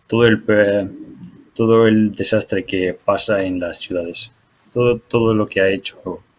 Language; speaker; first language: Spanish; non-native, fluent; Ukrainian